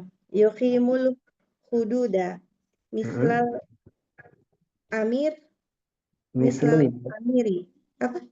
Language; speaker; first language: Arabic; non-native, learner; Indonesian